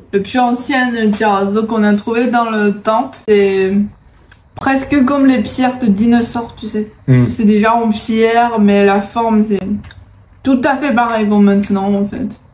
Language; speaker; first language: French; non-native, fluent; Chinese